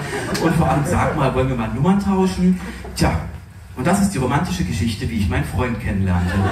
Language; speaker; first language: German; native; German